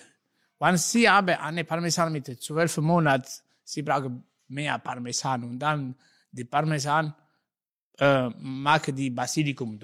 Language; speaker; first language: German; non-native, learner; Italian